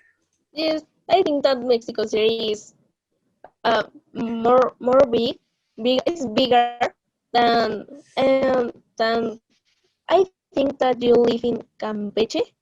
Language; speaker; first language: English; non-native, learner; Spanish